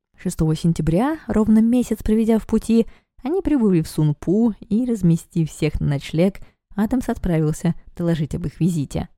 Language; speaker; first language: Russian; native; Russian